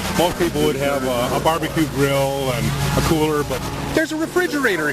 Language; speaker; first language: English; native; English